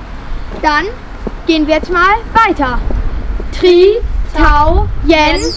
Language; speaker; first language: German; native; German